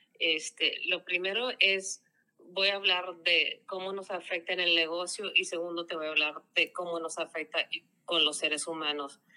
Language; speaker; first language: Spanish; early bilingual, heritage; Spanish